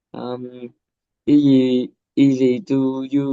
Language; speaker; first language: English; non-native, learner; Vietnamese